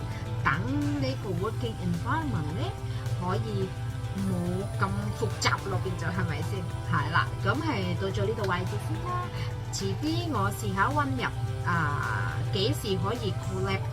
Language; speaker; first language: Cantonese; non-native, fluent; Indonesian